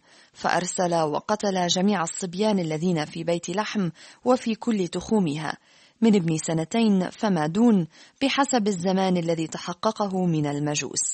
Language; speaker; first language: Arabic; native; Arabic